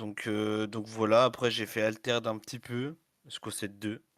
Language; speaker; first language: French; native; French